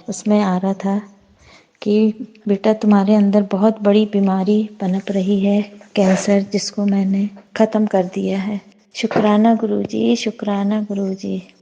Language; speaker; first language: Hindi; native; Hindi